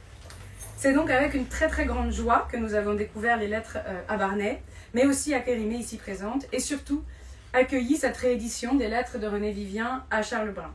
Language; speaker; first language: French; native; French